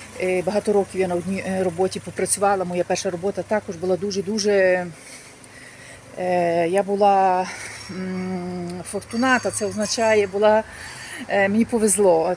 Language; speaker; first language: Ukrainian; native; Ukrainian